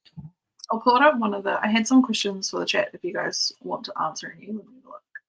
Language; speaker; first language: English; native; English